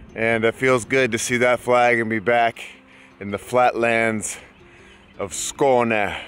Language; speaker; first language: English; native; English